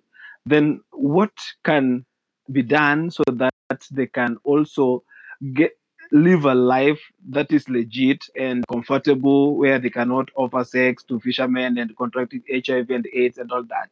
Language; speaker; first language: English; non-native, local second language; Luo (Kenya and Tanzania)